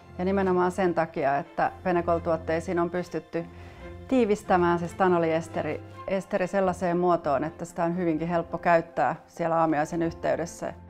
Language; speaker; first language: Finnish; native; Finnish